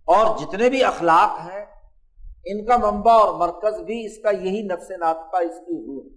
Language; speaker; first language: Urdu; non-native, local second language; Punjabi